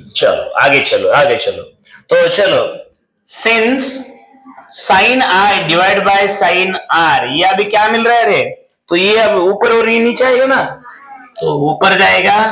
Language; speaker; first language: Hindi; non-native, local second language; Marathi